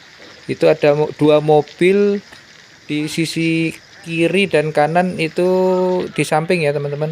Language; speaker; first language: Indonesian; native; Indonesian